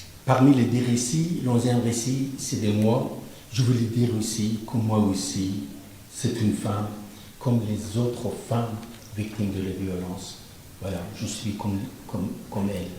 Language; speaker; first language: French; non-native, fluent; Persian